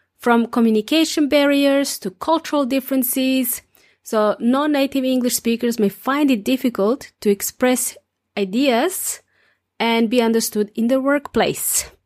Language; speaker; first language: English; non-native, fluent; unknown